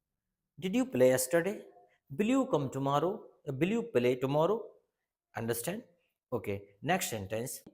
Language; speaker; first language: English; non-native, local second language; Hindi